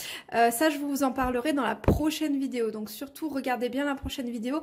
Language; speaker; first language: French; native; French